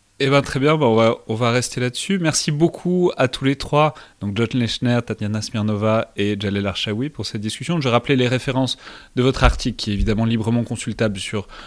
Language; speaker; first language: French; native; French